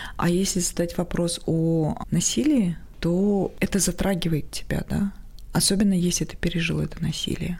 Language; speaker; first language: Russian; non-native, local second language; Tajik